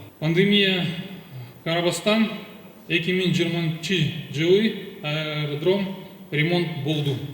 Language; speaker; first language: Kyrgyz; non-native, local second language; Russian